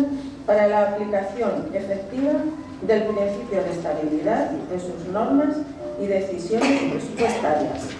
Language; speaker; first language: Spanish; native; Spanish